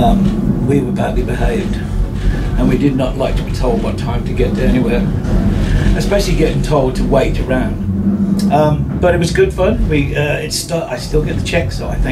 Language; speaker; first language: English; native; English